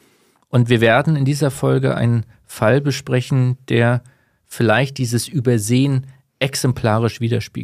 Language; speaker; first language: German; native; German